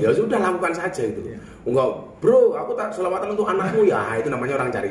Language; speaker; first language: Indonesian; native; Indonesian